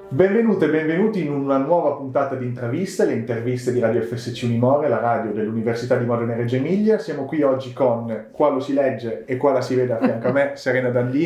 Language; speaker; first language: Italian; native; Italian